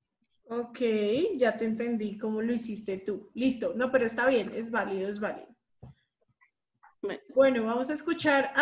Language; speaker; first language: Spanish; native; Spanish